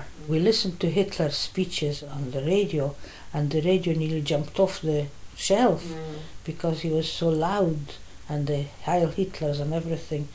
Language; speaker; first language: English; non-native, fluent; Polish